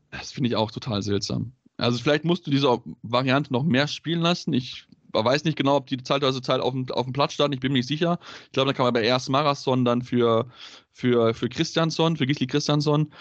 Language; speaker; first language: German; native; German